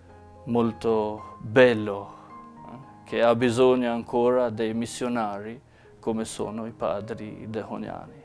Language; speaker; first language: Italian; non-native, fluent; Albanian